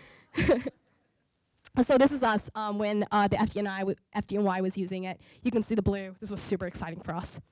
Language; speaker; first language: English; native; English